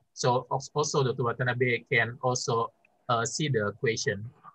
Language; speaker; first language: English; non-native, fluent; Indonesian